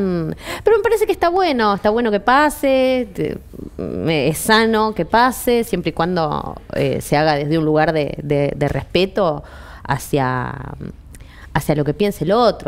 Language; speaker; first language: Spanish; native; Spanish